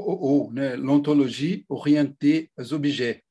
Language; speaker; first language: French; non-native, fluent; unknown